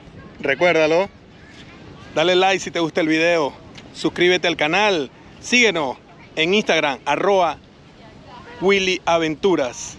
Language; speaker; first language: Spanish; native; Spanish